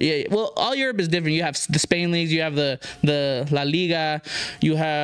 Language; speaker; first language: English; early bilingual, other home language; Spanish